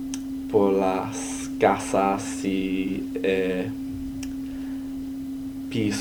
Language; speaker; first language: Spanish; non-native, learner; English